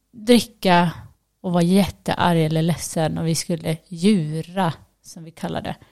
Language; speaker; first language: Swedish; early bilingual, other home language; Portuguese